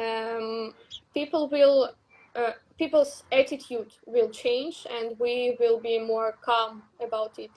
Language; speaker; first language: English; non-native, learner; Russian